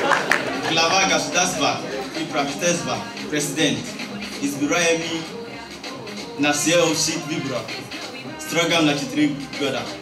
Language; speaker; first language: Russian; non-native, learner; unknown